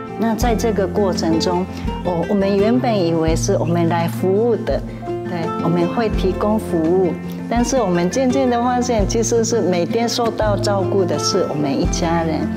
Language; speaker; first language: Chinese; non-native, fluent; Japanese